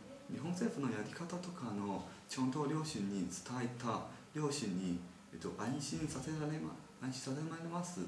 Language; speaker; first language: Japanese; non-native, learner; Chinese